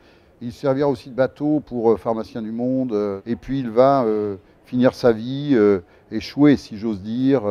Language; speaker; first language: French; native; French